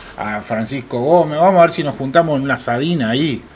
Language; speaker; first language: Spanish; native; Spanish